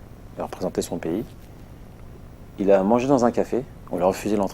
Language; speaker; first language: French; native; French